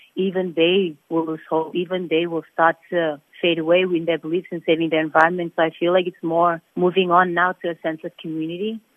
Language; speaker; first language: English; non-native, fluent; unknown